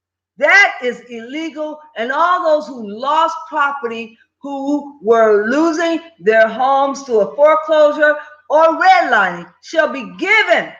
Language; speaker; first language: English; native; English